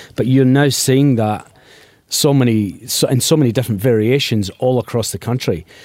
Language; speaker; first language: English; native; English